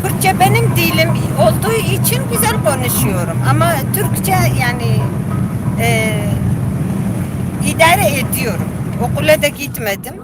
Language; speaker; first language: Turkish; non-native, local second language; Kurdish